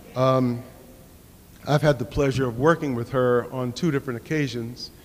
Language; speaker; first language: English; native; English